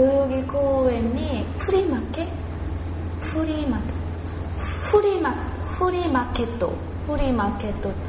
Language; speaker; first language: Japanese; non-native, learner; Korean